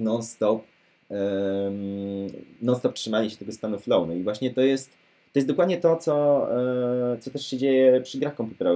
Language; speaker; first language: Polish; native; Polish